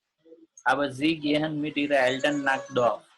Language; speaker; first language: German; non-native, fluent; Gujarati